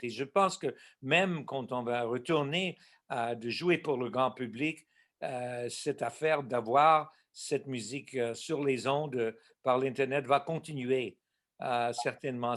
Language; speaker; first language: French; non-native, local second language; English